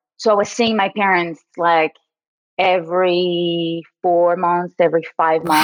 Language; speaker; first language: English; early bilingual, other home language; French